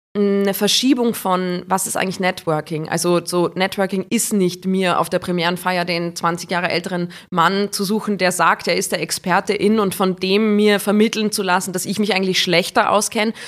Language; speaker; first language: German; native; German